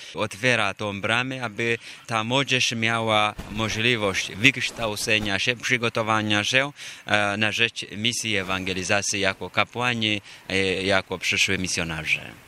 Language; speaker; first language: Polish; non-native, fluent; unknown